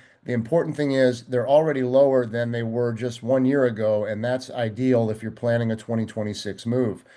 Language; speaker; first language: English; native; English